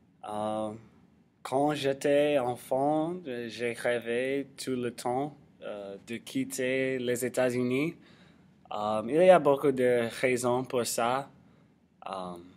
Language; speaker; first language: French; non-native, learner; English